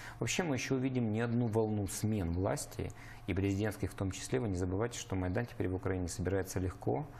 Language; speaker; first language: Russian; native; Russian